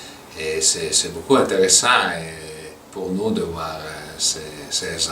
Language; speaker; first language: French; non-native, local second language; Italian